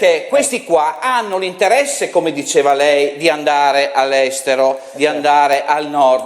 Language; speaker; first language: Italian; native; Italian